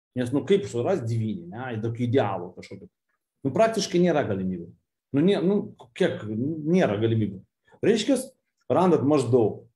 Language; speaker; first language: Lithuanian; non-native, local second language; Russian